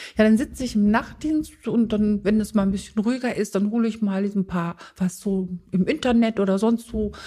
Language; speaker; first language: German; early bilingual, other home language; Turkish